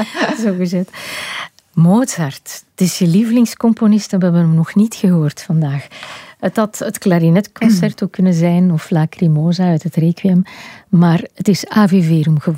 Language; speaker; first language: Dutch; native; Dutch